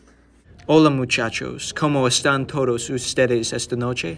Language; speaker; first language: Spanish; non-native, learner; English